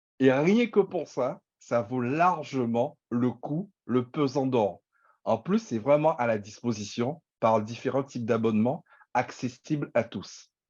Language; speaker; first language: French; native; French